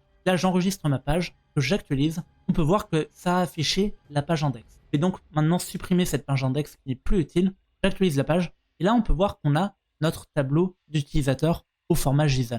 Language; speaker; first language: French; native; French